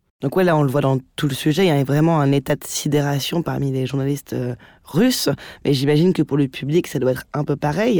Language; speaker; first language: French; native; French